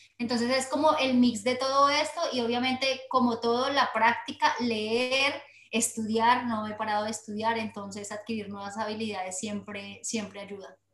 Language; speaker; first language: Spanish; native; Spanish